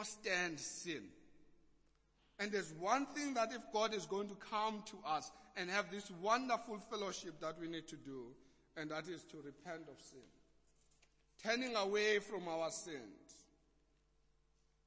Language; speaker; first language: English; non-native, local second language; Xhosa